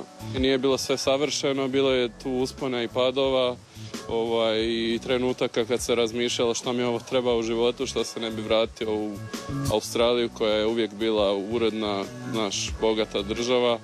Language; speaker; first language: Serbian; early bilingual, heritage; Serbian